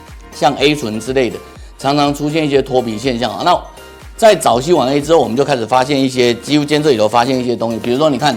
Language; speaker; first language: Chinese; native; Chinese